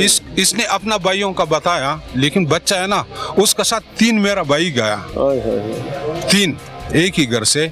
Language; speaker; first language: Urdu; non-native, local second language; Pashto